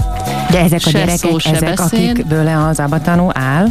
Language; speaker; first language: Hungarian; native; Hungarian